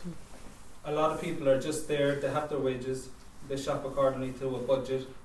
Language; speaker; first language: English; native; English